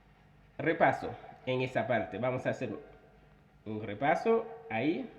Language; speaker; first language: Spanish; non-native, fluent; Haitian Creole